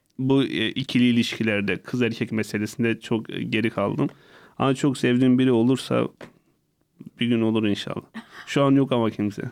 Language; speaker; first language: Turkish; non-native, local second language; Kurdish